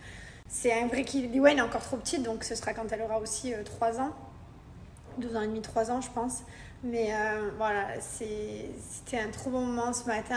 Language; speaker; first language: French; native; French